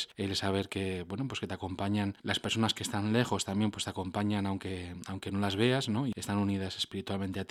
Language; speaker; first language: Spanish; native; Spanish